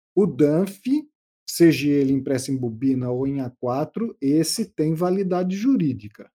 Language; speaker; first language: Portuguese; native; Portuguese